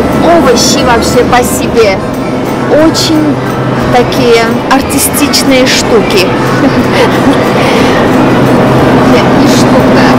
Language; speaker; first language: Russian; non-native, fluent; Armenian